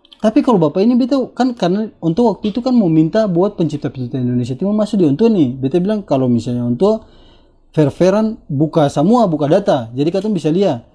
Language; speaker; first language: Indonesian; native; Indonesian